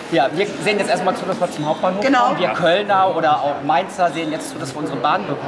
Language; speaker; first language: German; native; German